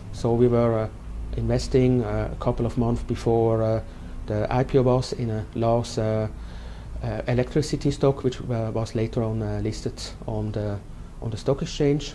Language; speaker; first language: English; non-native, fluent; German